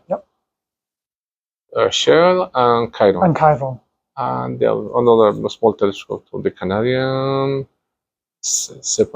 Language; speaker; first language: English; non-native, learner; Spanish